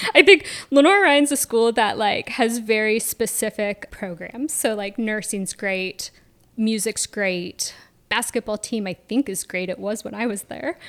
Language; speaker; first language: English; native; English